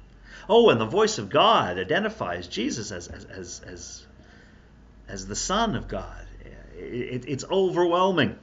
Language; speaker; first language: English; native; English